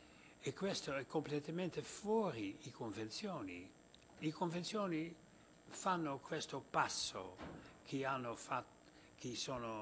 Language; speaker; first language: Italian; non-native, fluent; Dutch